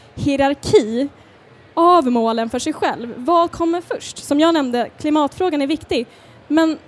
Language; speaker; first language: Swedish; native; Swedish